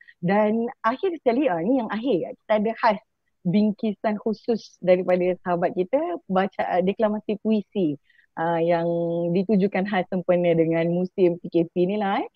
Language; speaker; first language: Malay; native; Malay